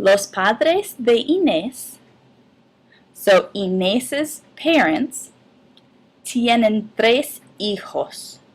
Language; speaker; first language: Spanish; non-native, fluent; English